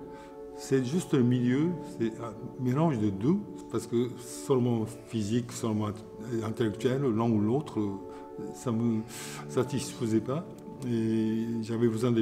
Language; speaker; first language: French; non-native, fluent; Japanese